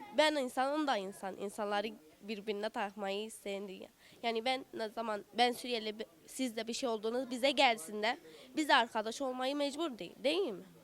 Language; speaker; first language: Turkish; early bilingual, other home language; Arabic